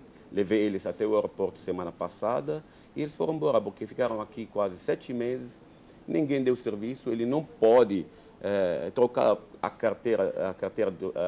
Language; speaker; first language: Portuguese; non-native, fluent; Arabic